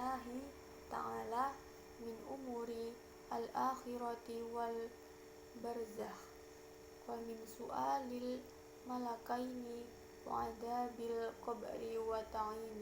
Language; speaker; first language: Arabic; non-native, learner; Indonesian